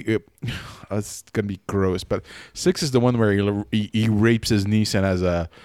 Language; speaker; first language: English; non-native, fluent; French